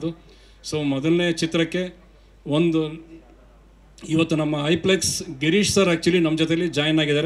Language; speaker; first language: Kannada; native; Kannada